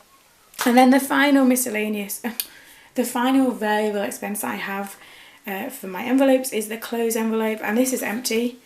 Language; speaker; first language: English; native; English